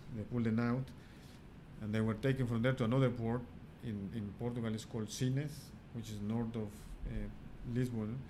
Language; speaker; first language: English; non-native, fluent; Spanish